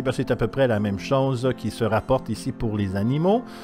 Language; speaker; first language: French; native; French